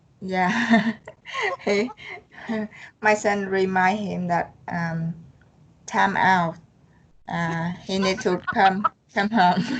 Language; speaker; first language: English; non-native, learner; Vietnamese